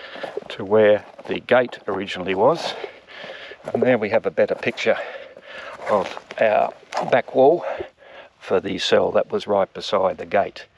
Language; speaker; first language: English; native; English